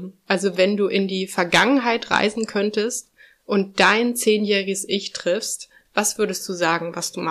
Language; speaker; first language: German; native; German